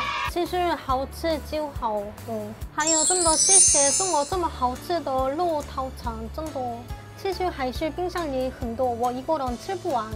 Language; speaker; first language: Chinese; non-native, fluent; Korean